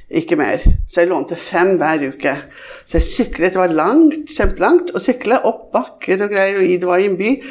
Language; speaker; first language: Norwegian; early bilingual, heritage; Norwegian